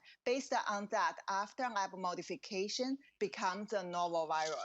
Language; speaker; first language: English; non-native, fluent; Chinese